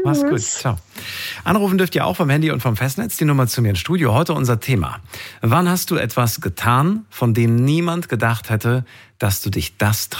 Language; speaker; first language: German; native; German